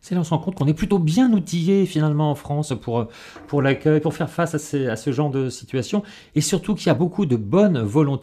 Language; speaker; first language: French; native; French